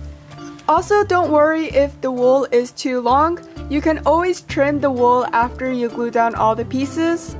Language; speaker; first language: English; native; English